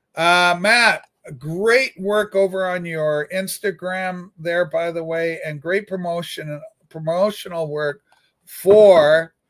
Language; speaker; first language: English; native; English